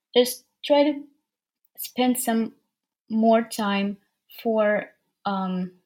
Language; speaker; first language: English; non-native, fluent; Ukrainian